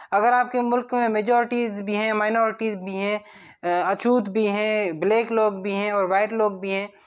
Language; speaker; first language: Urdu; non-native, local second language; Sindhi